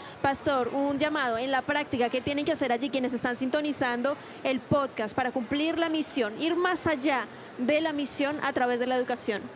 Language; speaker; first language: Spanish; native; Spanish